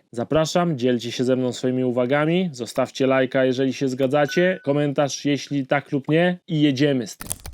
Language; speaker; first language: Polish; native; Polish